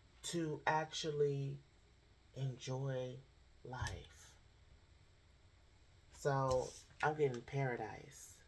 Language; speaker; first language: English; native; English